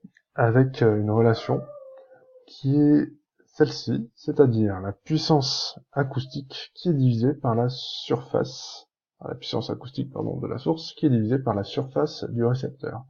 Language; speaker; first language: French; native; French